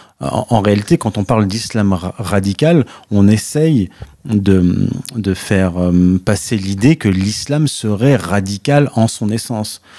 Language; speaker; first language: French; early bilingual, other home language; Arabic